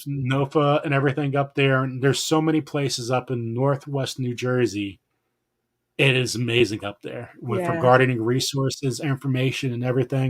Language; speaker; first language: English; native; English